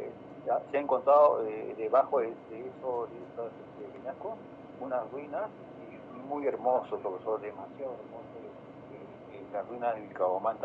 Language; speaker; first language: Spanish; native; Spanish